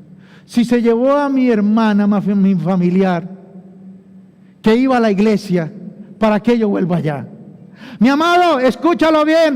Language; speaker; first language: Spanish; native; Spanish